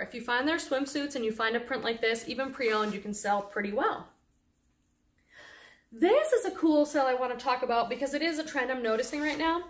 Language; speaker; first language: English; native; English